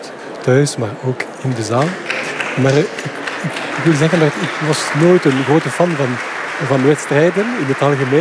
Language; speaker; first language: Dutch; non-native, local second language; French